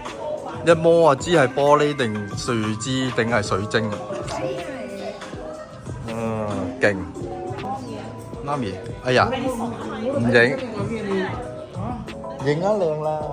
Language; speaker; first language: Chinese; native; Chinese